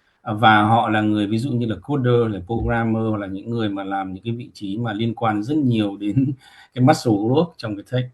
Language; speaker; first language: Vietnamese; native; Vietnamese